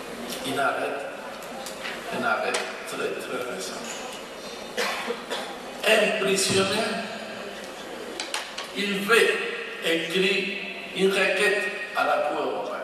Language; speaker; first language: French; non-native, fluent; Spanish